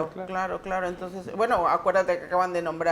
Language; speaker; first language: Spanish; native; Spanish